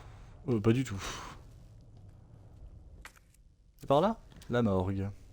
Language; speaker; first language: French; native; French